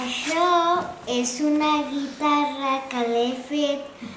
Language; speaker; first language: Catalan; non-native, local second language; Spanish